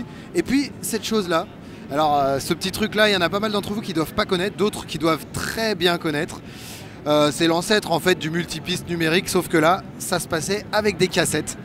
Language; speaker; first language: French; native; French